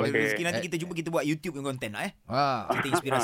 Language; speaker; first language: Malay; native; Malay